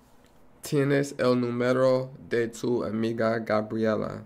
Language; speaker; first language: Spanish; non-native, learner; English